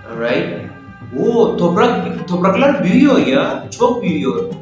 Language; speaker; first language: Turkish; non-native, learner; Urdu